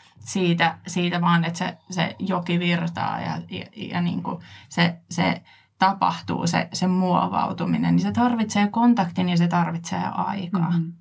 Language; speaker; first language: Finnish; non-native, fluent; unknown